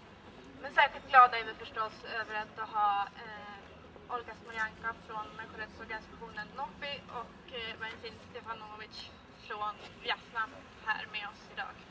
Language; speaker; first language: Swedish; native; Swedish